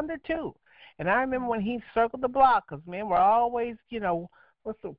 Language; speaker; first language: English; native; English